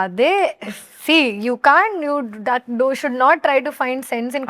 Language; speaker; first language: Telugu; non-native, learner; Hindi